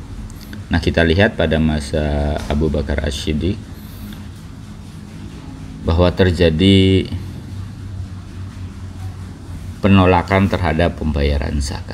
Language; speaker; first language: Indonesian; native; Indonesian